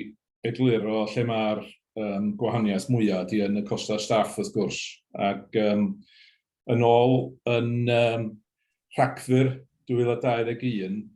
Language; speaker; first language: Welsh; native; Welsh